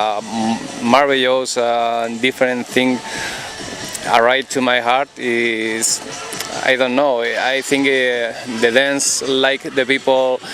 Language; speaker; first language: English; non-native, learner; Spanish